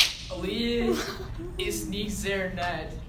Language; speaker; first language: German; non-native, learner; English